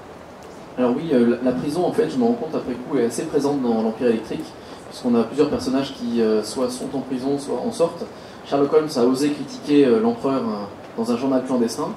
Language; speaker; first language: French; native; French